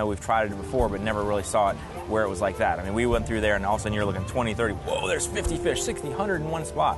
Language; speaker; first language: English; native; English